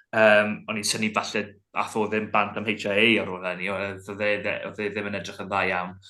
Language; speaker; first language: Welsh; native; Welsh